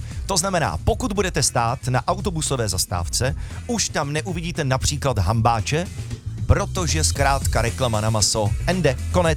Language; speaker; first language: Czech; native; Czech